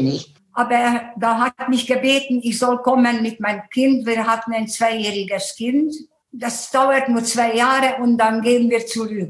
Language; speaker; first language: German; non-native, fluent; Hungarian